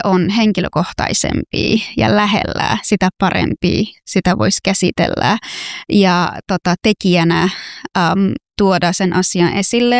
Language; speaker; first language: Finnish; non-native, fluent; Persian